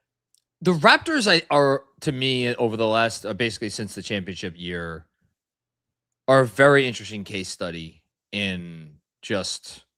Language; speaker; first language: English; native; English